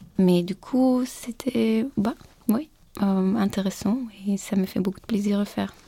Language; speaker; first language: French; non-native, fluent; Turkish